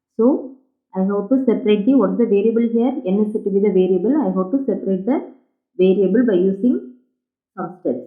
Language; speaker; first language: English; non-native, local second language; Tamil